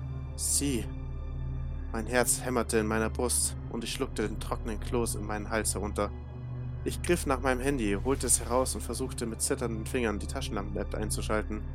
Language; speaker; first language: German; native; German